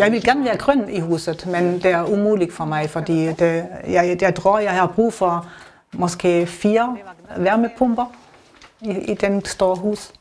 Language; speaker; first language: Danish; non-native, learner; German